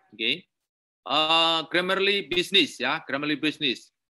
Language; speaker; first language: English; non-native, learner; Indonesian